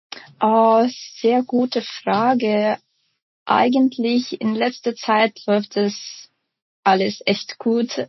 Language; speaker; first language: German; non-native, fluent; Ukrainian